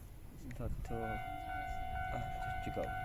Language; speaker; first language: Japanese; non-native, learner; Filipino